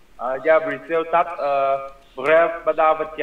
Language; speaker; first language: Russian; non-native, learner; Vietnamese